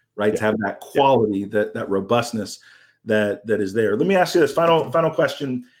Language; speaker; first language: English; native; English